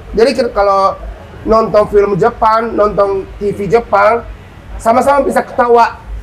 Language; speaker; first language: Indonesian; non-native, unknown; Japanese